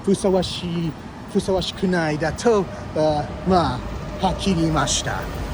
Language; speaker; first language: Japanese; non-native, learner; English